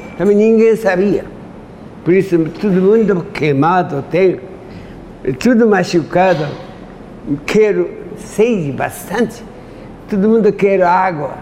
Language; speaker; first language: Portuguese; non-native, learner; Japanese